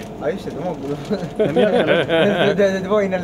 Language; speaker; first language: Swedish; native; Swedish